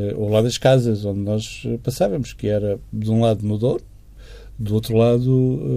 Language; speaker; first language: Portuguese; native; Portuguese